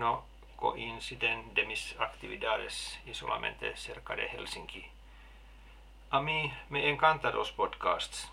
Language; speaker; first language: Spanish; non-native, learner; Finnish